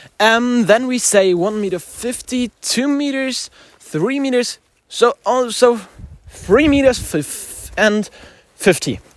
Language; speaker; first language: English; non-native, learner; German